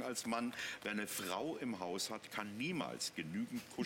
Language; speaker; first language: German; native; German